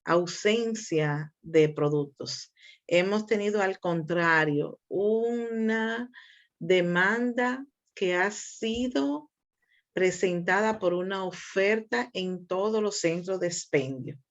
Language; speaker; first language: Spanish; native; Spanish